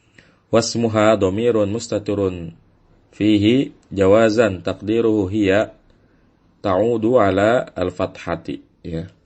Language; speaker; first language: Arabic; non-native, fluent; Indonesian